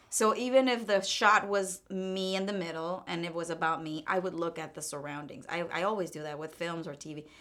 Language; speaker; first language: English; non-native, fluent; Spanish